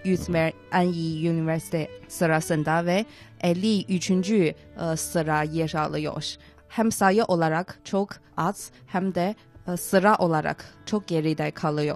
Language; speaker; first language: Turkish; non-native, fluent; Chinese